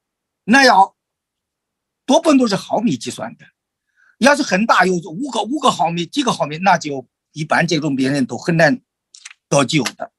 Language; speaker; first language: Chinese; native; Chinese